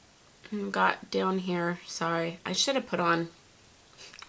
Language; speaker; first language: English; native; English